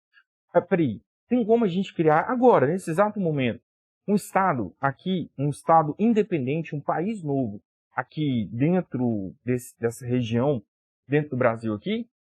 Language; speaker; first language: Portuguese; native; Portuguese